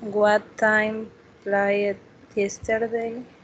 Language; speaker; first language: English; non-native, learner; Spanish